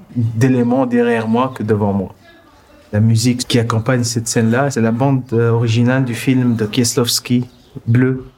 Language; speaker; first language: French; non-native, local second language; Arabic